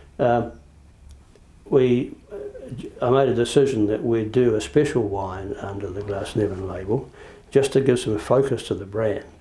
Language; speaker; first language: English; native; English